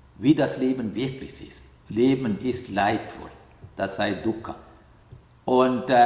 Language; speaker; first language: German; non-native, learner; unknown